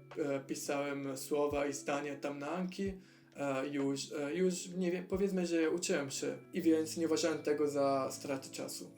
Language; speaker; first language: Polish; non-native, fluent; Italian